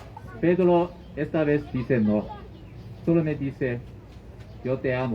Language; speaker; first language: Spanish; non-native, learner; Chinese